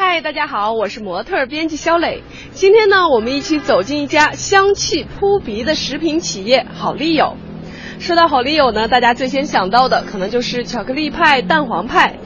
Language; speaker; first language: Chinese; native; Chinese